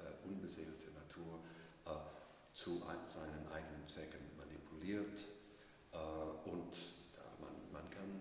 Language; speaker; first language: German; non-native, fluent; English